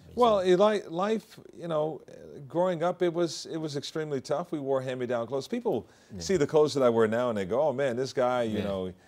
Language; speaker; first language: English; native; English